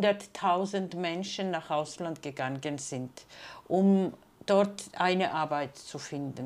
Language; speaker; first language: German; non-native, fluent; Georgian